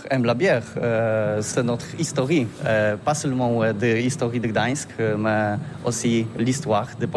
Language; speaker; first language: French; non-native, learner; Polish